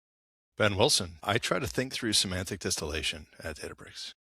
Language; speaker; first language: English; native; English